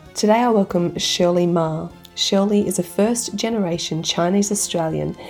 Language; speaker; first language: English; native; English